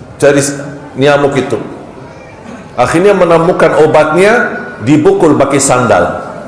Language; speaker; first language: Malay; non-native, fluent; Arabic